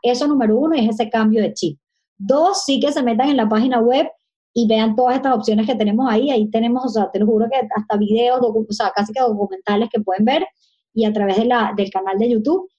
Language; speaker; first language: Spanish; native; Spanish